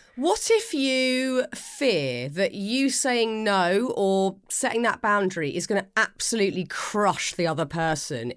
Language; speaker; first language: English; native; English